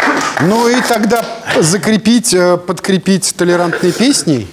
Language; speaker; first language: Russian; native; Russian